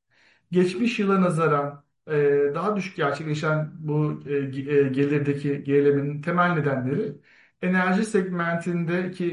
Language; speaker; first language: Turkish; native; Turkish